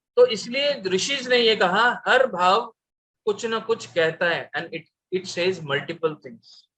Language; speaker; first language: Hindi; non-native, local second language; Bangla